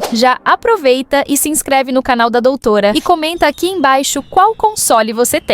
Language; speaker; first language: Portuguese; native; Portuguese